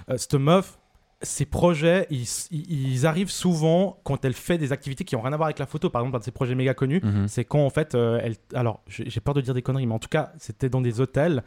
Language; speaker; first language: French; early bilingual, other home language; Spanish